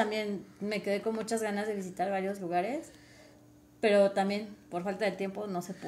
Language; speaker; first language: Spanish; native; Spanish